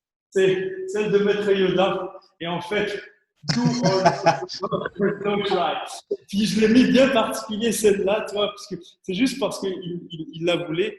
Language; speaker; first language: French; early bilingual, other home language; Arabic